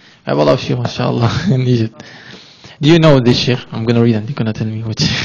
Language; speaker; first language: English; non-native, learner; Arabic